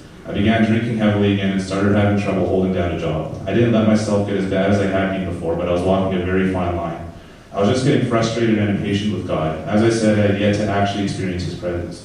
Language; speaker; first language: English; native; English